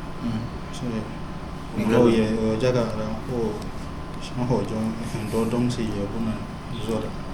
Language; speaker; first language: Chinese; non-native, fluent; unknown